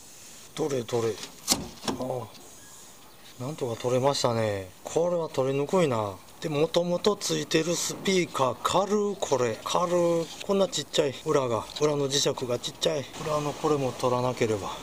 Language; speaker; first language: Japanese; native; Japanese